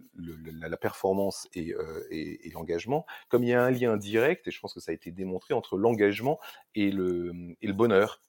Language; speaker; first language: French; native; French